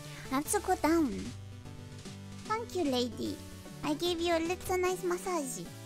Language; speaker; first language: English; non-native, fluent; Japanese